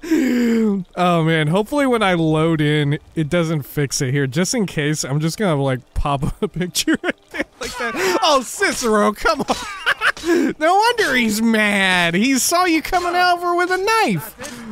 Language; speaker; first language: English; native; English